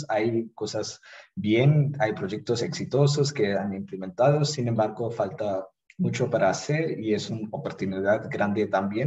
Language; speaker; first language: Spanish; non-native, fluent; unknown